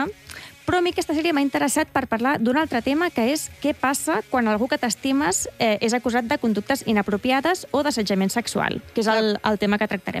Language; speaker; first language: Catalan; native; Catalan